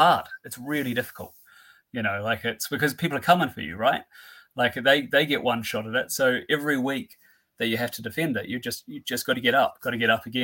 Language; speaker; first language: English; native; English